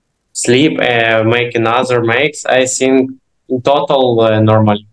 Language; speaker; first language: English; non-native, learner; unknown